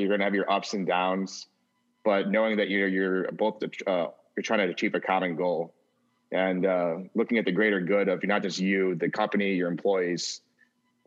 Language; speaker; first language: English; native; English